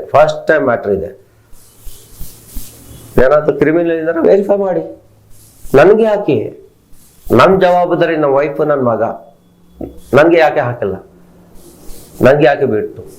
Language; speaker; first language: Kannada; non-native, local second language; Telugu